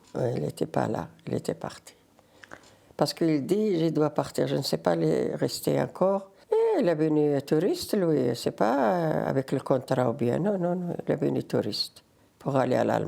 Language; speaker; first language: French; non-native, learner; Riffian